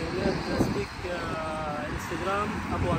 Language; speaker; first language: English; non-native, learner; Arabic